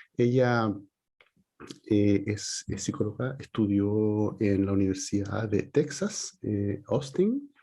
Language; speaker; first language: Spanish; native; Spanish